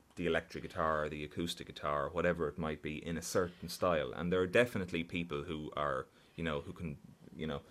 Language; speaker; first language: English; native; English